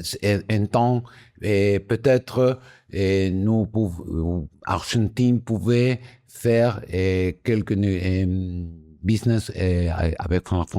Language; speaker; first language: French; non-native, learner; Spanish